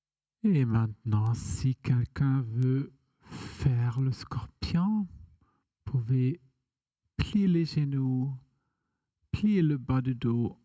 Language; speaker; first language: French; non-native, fluent; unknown